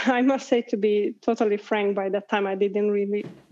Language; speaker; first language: English; non-native, fluent; Hungarian